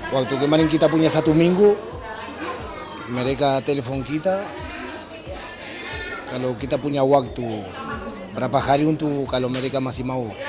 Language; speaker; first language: Indonesian; non-native, fluent; Spanish